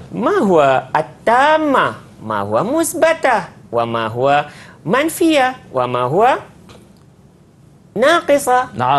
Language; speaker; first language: Arabic; non-native, fluent; Malay